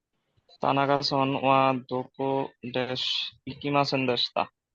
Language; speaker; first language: Japanese; non-native, learner; Bangla